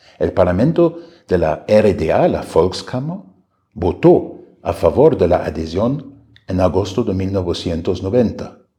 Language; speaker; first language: Spanish; non-native, fluent; German